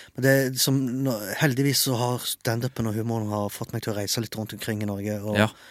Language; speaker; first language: Norwegian; early bilingual, other home language; Arabic